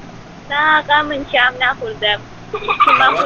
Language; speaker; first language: Persian; non-native, learner; Urdu